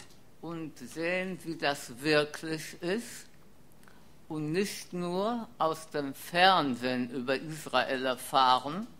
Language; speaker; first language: German; non-native, fluent; Polish